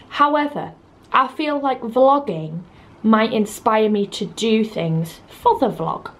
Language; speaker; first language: English; native; English